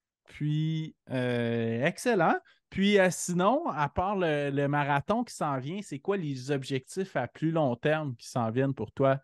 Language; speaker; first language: French; native; French